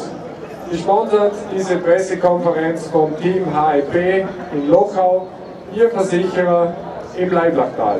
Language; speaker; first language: German; native; German